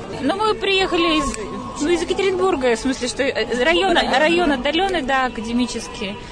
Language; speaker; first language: Russian; native; Russian